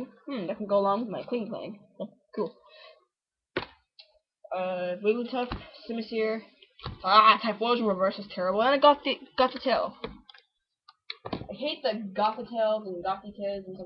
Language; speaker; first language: English; native; English